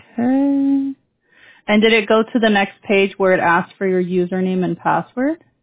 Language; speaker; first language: English; early bilingual, other home language; Spanish